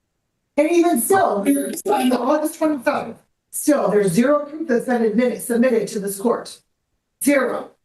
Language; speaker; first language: English; native; English